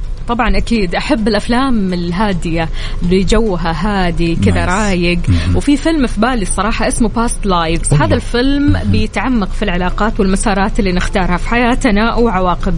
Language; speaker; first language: Arabic; native; Arabic